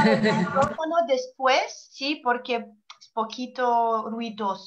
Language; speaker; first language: Spanish; non-native, learner; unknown